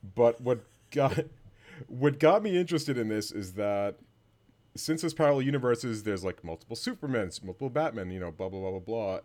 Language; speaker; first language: English; native; English